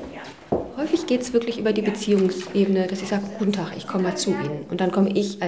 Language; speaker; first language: German; native; German